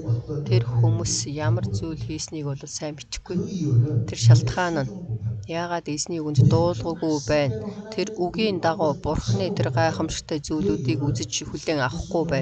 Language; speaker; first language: Mongolian; early bilingual, other home language; Korean